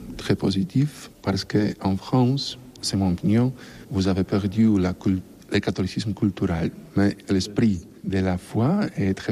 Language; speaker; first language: French; non-native, learner; Polish